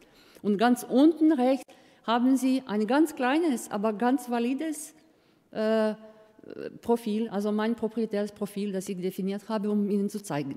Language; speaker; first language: German; non-native, fluent; Croatian